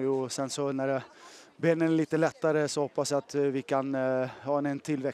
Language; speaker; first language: Swedish; native; Swedish